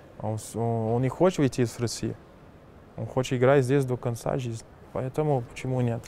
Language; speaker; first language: Russian; non-native, fluent; Portuguese